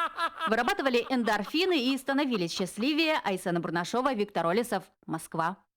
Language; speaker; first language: Russian; native; Russian